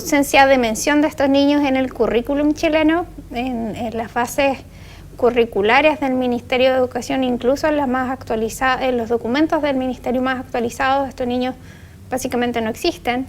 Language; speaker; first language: Spanish; native; Spanish